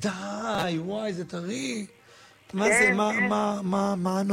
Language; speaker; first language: Hebrew; native; Hebrew